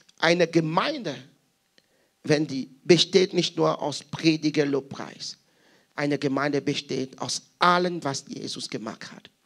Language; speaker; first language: German; non-native, fluent; French